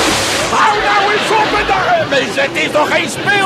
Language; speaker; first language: Dutch; native; Dutch